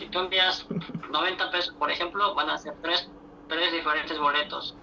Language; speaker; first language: Spanish; native; Spanish